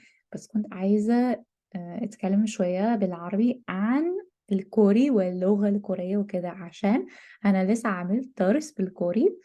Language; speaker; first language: Arabic; non-native, learner; English